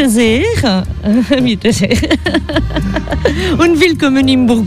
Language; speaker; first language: German; non-native, fluent; French